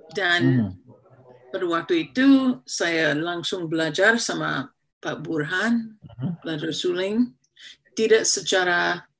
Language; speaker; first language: Indonesian; non-native, fluent; English